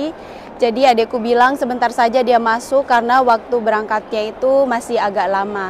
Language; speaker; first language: Indonesian; native; Indonesian